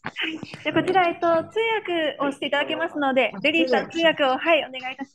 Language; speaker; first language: Japanese; native; Japanese